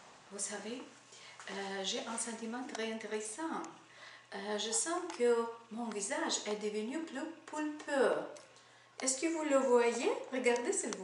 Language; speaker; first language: French; non-native, learner; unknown